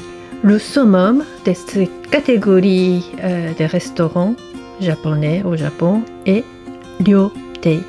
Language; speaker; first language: French; non-native, fluent; Japanese